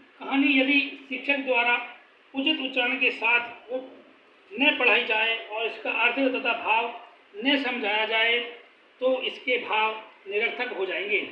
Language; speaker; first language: Hindi; native; Hindi